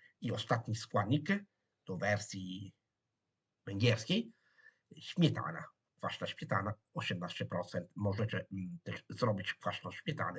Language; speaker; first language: Polish; non-native, fluent; Italian